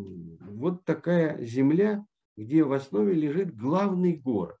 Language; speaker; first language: Russian; native; Russian